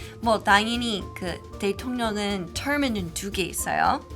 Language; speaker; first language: Korean; non-native, fluent; English